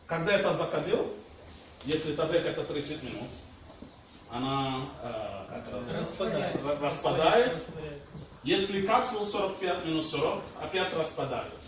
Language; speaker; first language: Russian; non-native, learner; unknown